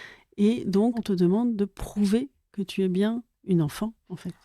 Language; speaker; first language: French; native; French